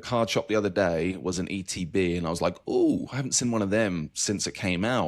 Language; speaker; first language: English; native; English